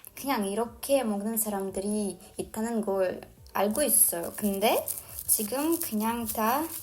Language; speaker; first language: Korean; non-native, fluent; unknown